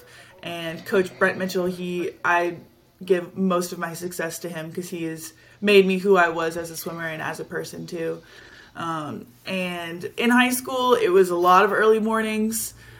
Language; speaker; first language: English; native; English